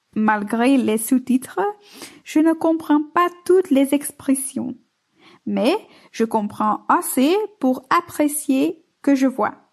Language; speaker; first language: French; non-native, learner; Dutch